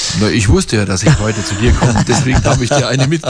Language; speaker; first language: German; native; German